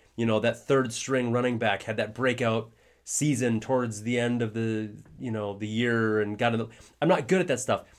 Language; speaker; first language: English; native; English